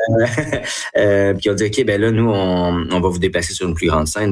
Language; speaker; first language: French; native; French